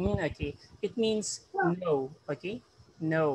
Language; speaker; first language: English; non-native, fluent; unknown